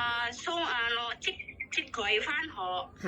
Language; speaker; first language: Cantonese; non-native, learner; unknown